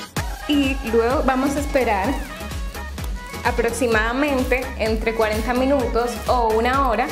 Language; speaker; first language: Spanish; native; Spanish